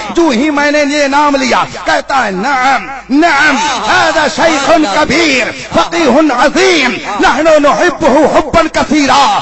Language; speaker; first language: Urdu; native; Urdu